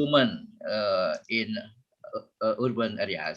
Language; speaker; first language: English; non-native, fluent; Indonesian